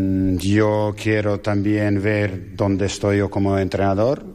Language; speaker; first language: Spanish; non-native, fluent; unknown